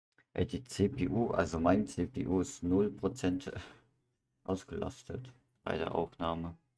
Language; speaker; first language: German; native; German